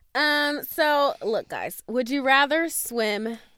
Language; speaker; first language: English; native; English